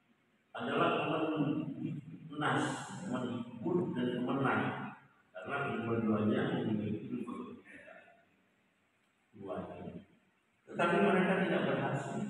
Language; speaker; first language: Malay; non-native, local second language; Javanese